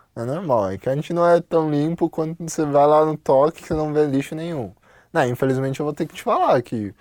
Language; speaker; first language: Portuguese; non-native, fluent; Chinese